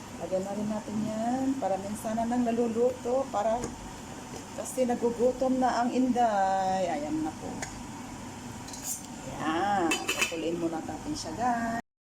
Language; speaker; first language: Filipino; non-native, local second language; Iloko